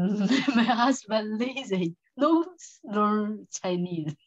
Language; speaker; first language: English; non-native, learner; Chinese